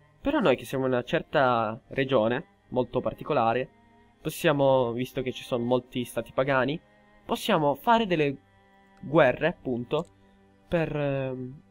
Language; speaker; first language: Italian; early bilingual, heritage; Italian